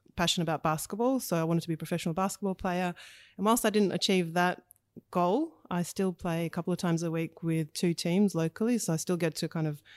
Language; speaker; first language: English; early bilingual, other home language; Russian